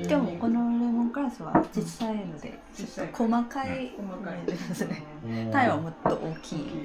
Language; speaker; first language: Japanese; non-native, fluent; Thai